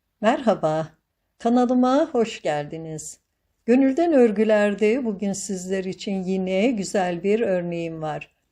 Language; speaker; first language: Turkish; native; Turkish